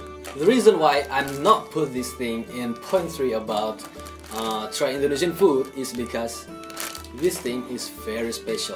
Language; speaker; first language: English; non-native, learner; Indonesian